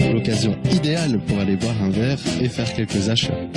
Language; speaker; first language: French; native; French